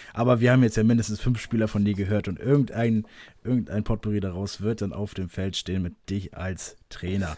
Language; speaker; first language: German; native; German